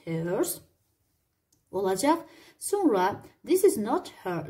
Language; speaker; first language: English; non-native, fluent; Azerbaijani